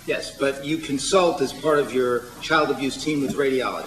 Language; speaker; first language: English; native; English